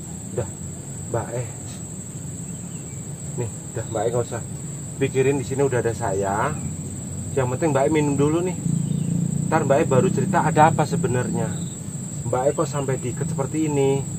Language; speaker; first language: Indonesian; native; Indonesian